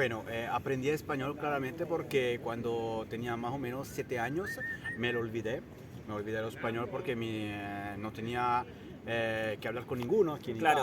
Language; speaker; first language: Spanish; non-native, fluent; Italian